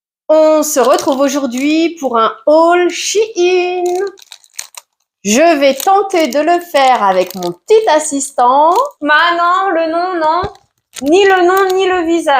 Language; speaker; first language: French; native; French